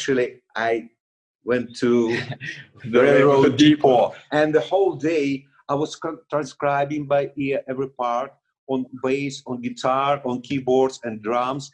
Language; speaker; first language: English; non-native, learner; Russian